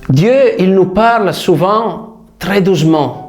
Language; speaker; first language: French; non-native, fluent; Italian